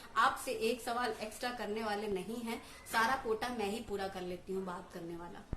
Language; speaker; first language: Hindi; native; Hindi